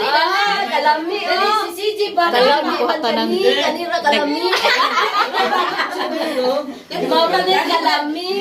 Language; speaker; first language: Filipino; non-native, local second language; Cebuano